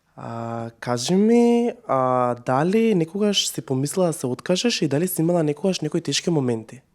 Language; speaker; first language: Macedonian; native; Macedonian